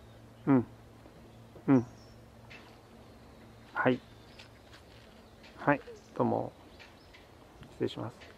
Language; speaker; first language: Japanese; native; Japanese